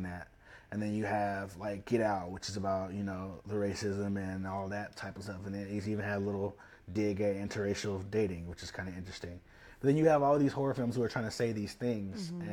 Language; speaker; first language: English; native; English